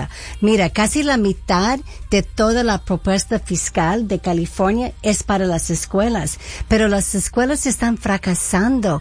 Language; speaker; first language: Spanish; early bilingual, heritage; Spanish